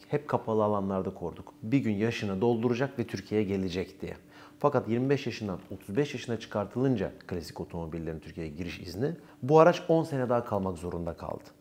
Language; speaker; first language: Turkish; native; Turkish